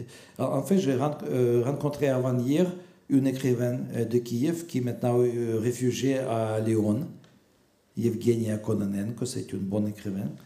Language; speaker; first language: French; non-native, fluent; Russian